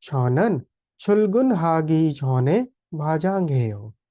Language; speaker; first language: Korean; non-native, fluent; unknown